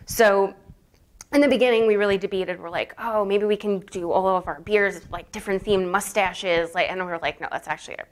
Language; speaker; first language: English; native; English